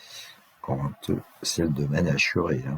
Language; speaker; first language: French; native; French